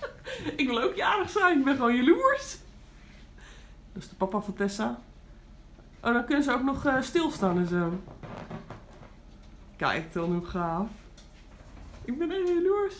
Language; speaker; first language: Dutch; native; Dutch